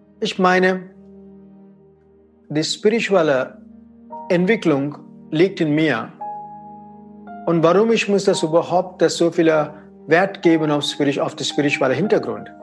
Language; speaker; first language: German; non-native, fluent; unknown